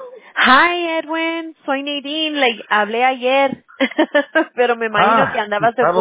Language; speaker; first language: Spanish; early bilingual, heritage; Spanish